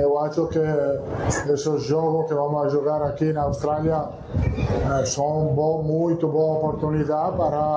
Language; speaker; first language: Portuguese; non-native, learner; Italian